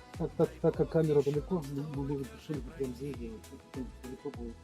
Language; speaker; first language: Russian; native; Russian